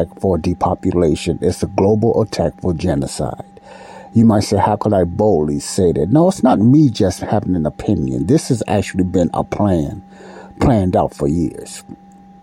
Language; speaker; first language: English; native; English